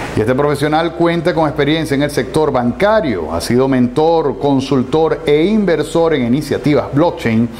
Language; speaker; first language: Spanish; native; Spanish